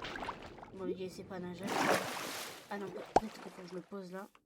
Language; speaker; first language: French; native; French